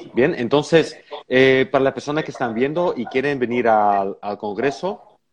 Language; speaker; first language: Spanish; non-native, fluent; Dutch